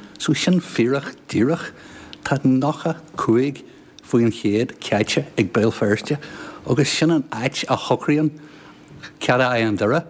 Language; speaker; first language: Irish; native; Irish